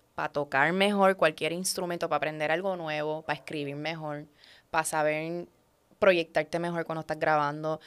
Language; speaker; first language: Spanish; early bilingual, other home language; Dutch